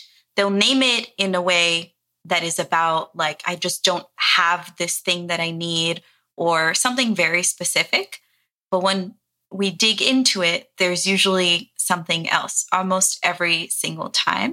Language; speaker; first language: English; early bilingual, other home language; Portuguese